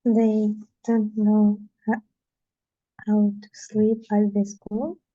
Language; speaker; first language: English; non-native, learner; Russian